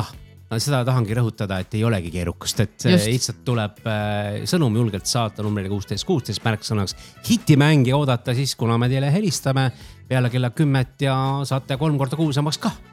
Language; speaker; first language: Estonian; native; Estonian